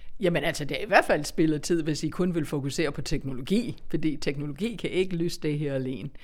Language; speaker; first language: Danish; non-native, fluent; English